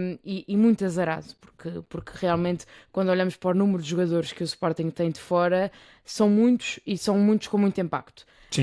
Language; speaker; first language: Portuguese; native; Portuguese